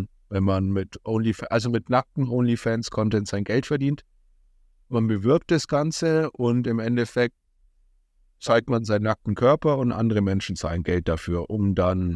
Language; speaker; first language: German; native; German